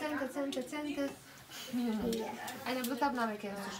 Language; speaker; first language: German; native; German